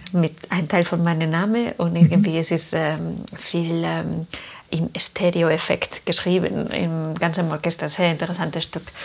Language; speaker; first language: German; non-native, fluent; Spanish